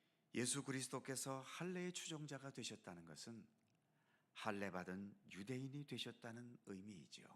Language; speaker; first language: Korean; native; Korean